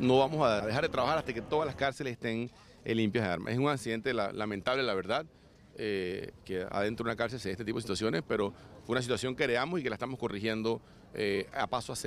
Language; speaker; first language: Spanish; native; Spanish